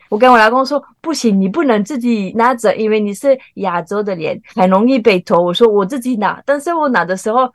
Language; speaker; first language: Chinese; non-native, fluent; French